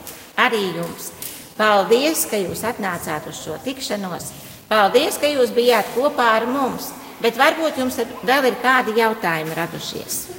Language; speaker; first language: Latvian; native; Latvian